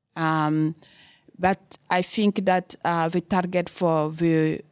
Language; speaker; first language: English; non-native, fluent; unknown